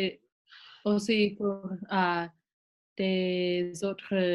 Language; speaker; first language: French; non-native, learner; English